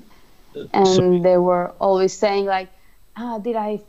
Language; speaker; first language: English; non-native, fluent; Spanish